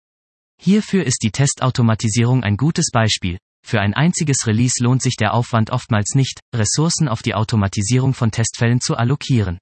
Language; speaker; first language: German; native; German